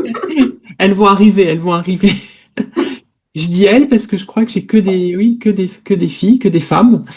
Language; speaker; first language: French; native; French